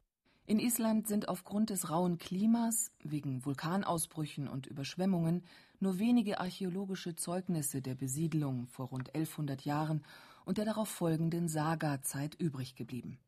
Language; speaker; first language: German; native; German